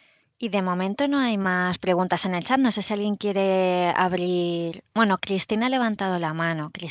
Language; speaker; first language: Spanish; native; Spanish